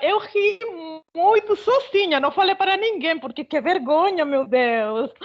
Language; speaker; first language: Portuguese; non-native, fluent; Spanish